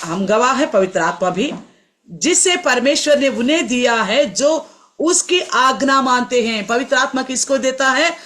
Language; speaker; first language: Hindi; non-native, local second language; Telugu